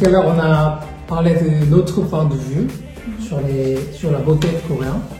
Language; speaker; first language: French; non-native, fluent; Korean